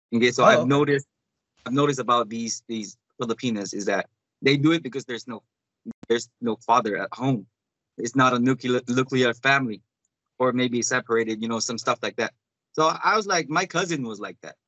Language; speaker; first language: English; non-native, local second language; Cebuano